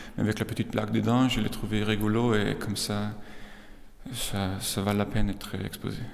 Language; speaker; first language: French; non-native, fluent; German